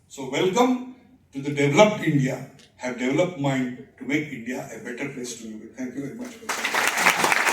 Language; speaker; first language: English; non-native, local second language; Marathi